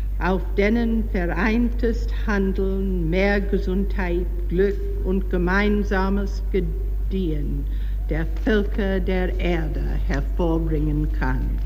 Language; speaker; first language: German; non-native, learner; English